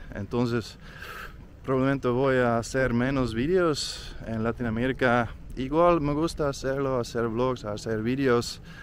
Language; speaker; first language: Spanish; non-native, learner; Dutch